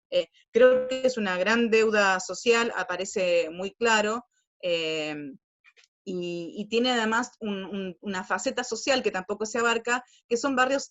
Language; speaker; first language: Spanish; native; Spanish